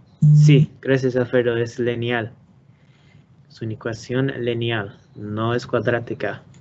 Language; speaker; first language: Spanish; non-native, learner; English